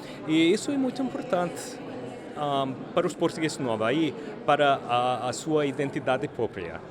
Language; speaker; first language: Portuguese; early bilingual, heritage; English